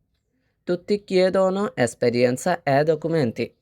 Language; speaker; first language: Italian; non-native, fluent; Bangla